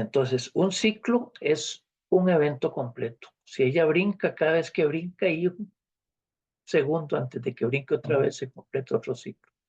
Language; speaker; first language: Spanish; native; Spanish